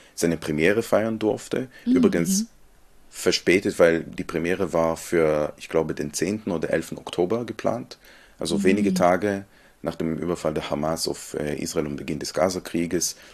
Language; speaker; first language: German; non-native, fluent; Hebrew